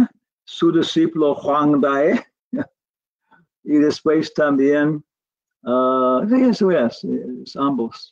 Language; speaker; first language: Spanish; non-native, learner; English